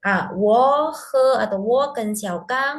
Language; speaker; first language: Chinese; non-native, fluent; Indonesian